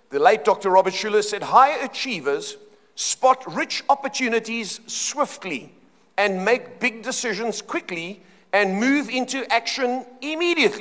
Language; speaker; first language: English; native; English